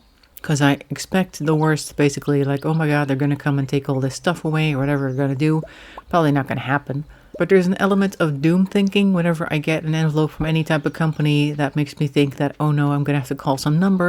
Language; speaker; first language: English; non-native, fluent; Dutch